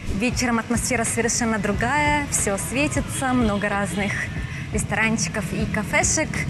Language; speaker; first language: Russian; native; Russian